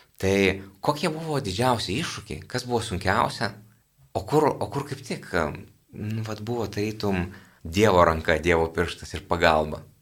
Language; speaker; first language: Lithuanian; native; Lithuanian